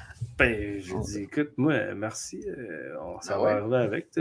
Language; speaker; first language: French; native; French